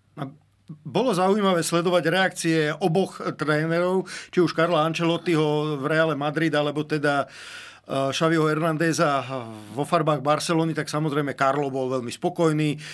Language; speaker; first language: Slovak; native; Slovak